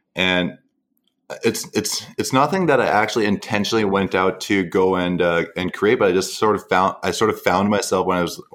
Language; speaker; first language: English; native; English